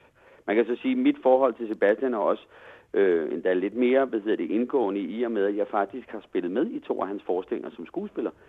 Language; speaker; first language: Danish; native; Danish